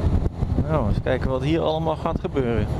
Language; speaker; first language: Dutch; native; Dutch